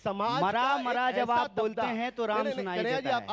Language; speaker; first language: Hindi; native; Hindi